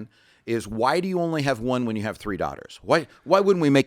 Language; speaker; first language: English; native; English